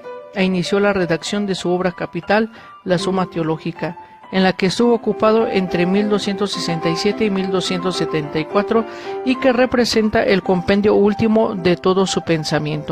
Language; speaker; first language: Spanish; native; Spanish